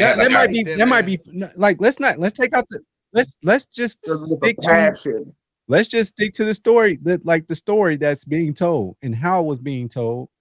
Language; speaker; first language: English; native; English